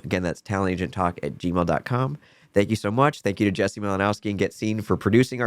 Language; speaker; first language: English; native; English